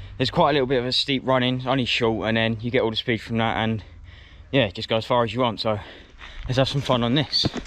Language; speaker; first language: English; native; English